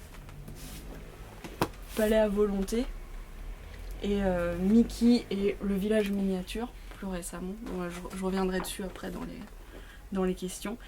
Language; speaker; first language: French; native; French